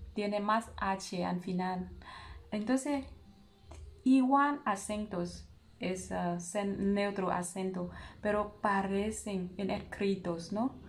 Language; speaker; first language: Spanish; non-native, learner; Vietnamese